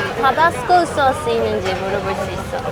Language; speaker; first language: Korean; non-native, fluent; Dutch